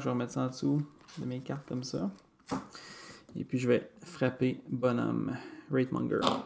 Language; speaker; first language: French; native; French